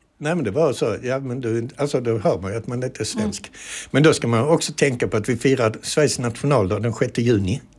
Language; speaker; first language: Swedish; native; Swedish